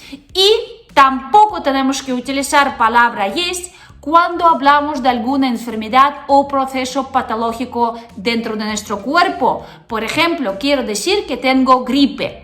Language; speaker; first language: Spanish; non-native, fluent; Russian